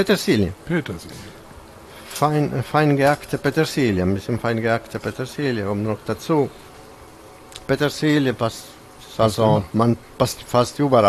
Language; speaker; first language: German; non-native, fluent; Italian